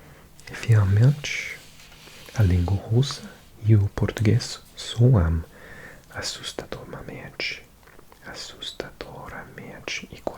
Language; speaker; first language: Portuguese; non-native, learner; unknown